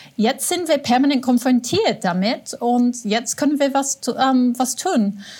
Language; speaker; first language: German; non-native, fluent; English